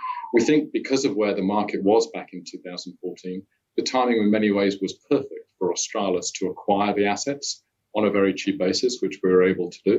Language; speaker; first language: English; native; English